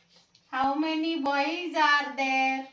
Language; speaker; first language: English; non-native, learner; Marathi